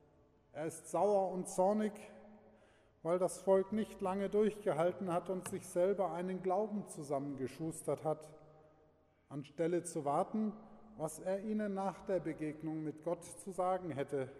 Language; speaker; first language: German; native; German